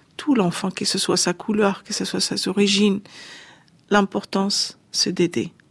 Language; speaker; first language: French; non-native, fluent; Arabic